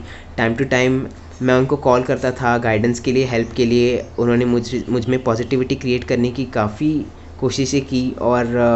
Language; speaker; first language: Hindi; native; Hindi